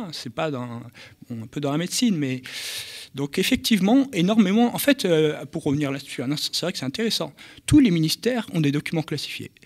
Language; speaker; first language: French; native; French